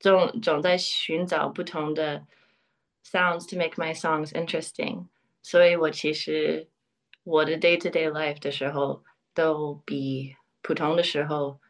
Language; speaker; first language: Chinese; early bilingual, other home language; English